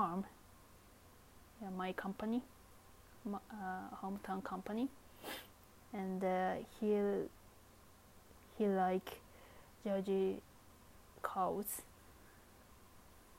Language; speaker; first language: English; non-native, learner; Japanese